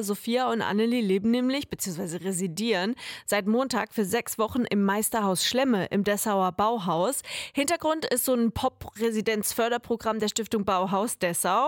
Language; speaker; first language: German; native; German